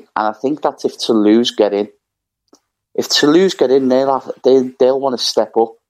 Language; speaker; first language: English; native; English